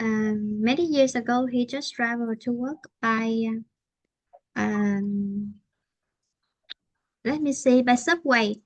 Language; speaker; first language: English; non-native, fluent; Vietnamese